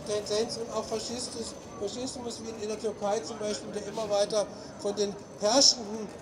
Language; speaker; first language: German; native; German